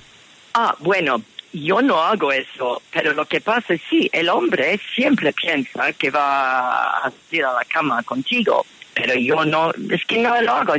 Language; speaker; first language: Spanish; non-native, fluent; English